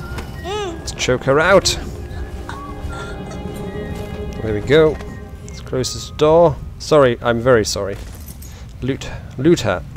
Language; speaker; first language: English; native; English